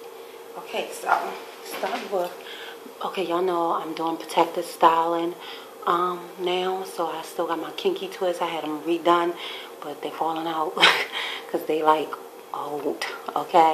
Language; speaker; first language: English; native; English